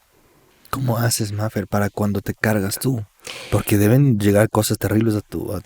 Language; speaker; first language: Spanish; native; Spanish